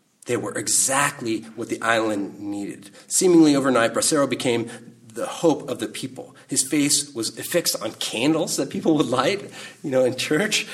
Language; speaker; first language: English; native; English